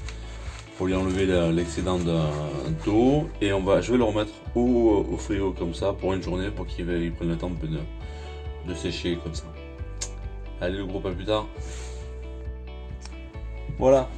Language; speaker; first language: French; native; French